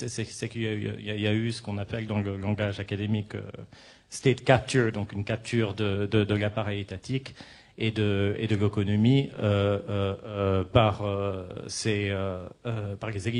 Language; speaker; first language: French; non-native, local second language; Arabic